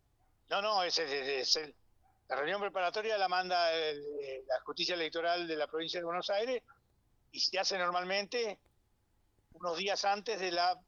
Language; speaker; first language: Spanish; native; Spanish